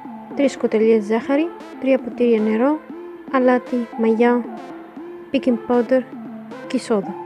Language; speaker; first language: Greek; non-native, learner; Arabic